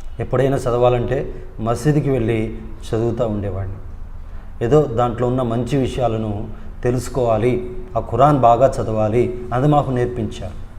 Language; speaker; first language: Telugu; non-native, local second language; Urdu